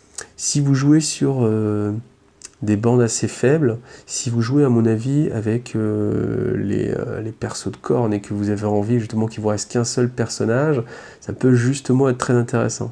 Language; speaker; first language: French; native; French